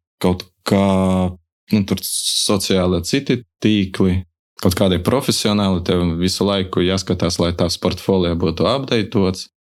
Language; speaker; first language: Latvian; non-native, local second language; Russian